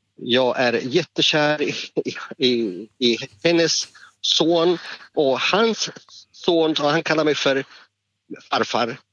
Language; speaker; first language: Swedish; non-native, fluent; Spanish